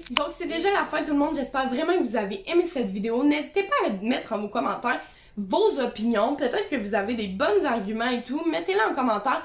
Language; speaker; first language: French; native; French